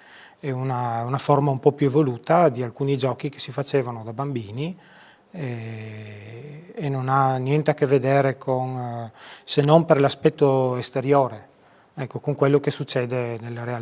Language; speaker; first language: Italian; native; Italian